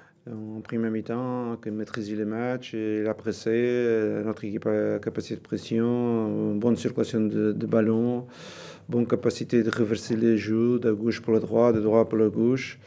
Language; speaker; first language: French; non-native, learner; Portuguese